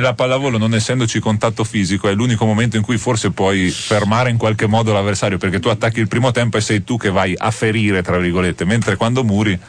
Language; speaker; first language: Italian; native; Italian